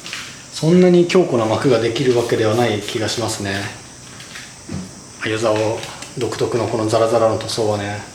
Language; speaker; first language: Japanese; native; Japanese